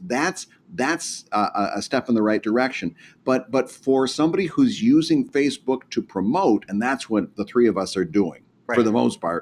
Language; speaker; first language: English; native; English